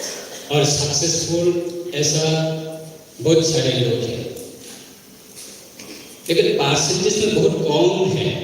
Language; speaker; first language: Hindi; non-native, local second language; Kok Borok